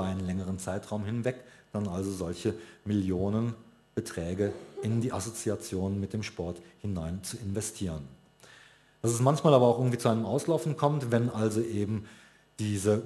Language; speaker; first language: German; native; German